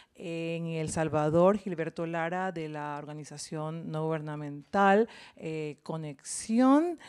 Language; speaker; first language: Spanish; native; Spanish